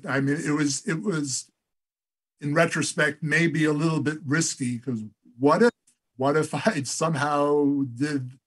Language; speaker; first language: English; native; English